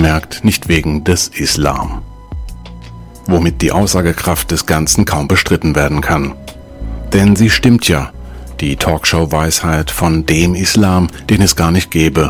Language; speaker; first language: German; native; German